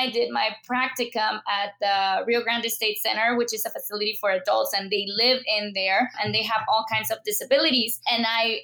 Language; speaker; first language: English; non-native, fluent; Spanish